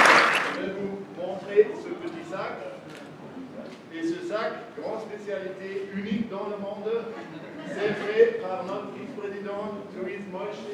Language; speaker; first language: French; non-native, fluent; German